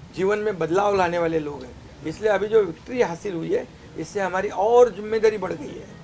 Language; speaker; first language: Hindi; non-native, local second language; Marathi